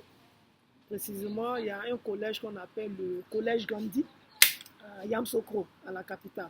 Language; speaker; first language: French; non-native, fluent; Yoruba